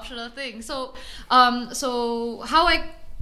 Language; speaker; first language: English; non-native, local second language; Cebuano